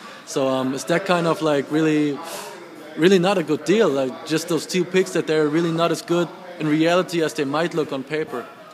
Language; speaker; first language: English; non-native, fluent; German